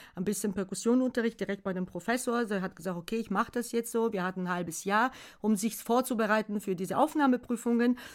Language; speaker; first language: German; non-native, fluent; Bulgarian